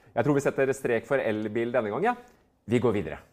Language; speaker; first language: Norwegian; native; Norwegian